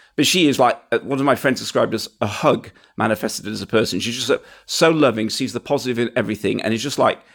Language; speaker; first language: English; native; English